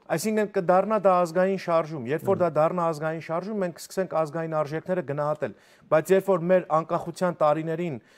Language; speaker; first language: Armenian; native; Armenian